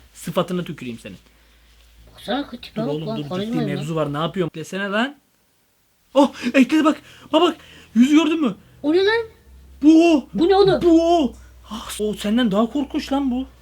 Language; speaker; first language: Turkish; native; Turkish